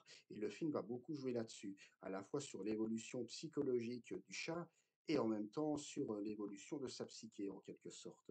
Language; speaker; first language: French; native; French